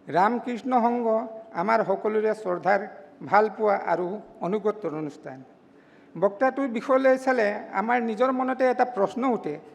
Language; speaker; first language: Assamese; non-native, local second language; Mising